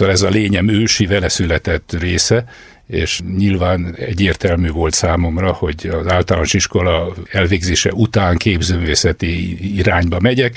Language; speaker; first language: Hungarian; native; Hungarian